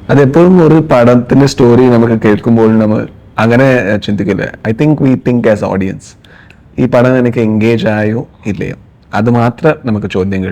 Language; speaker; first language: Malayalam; non-native, learner; Kannada